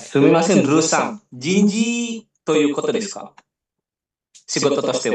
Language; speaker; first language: Japanese; non-native, fluent; Indonesian